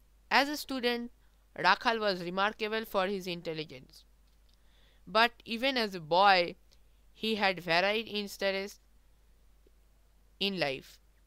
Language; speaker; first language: English; non-native, local second language; Bangla